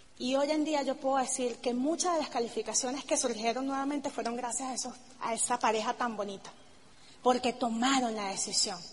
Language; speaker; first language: Spanish; native; Spanish